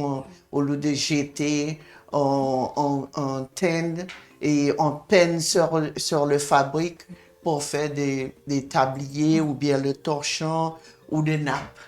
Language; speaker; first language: French; non-native, fluent; English